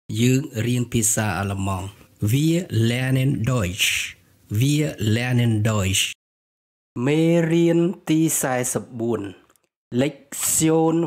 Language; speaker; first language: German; non-native, learner; Khmer